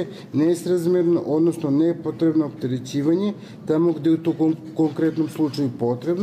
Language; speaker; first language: Serbian; native; Serbian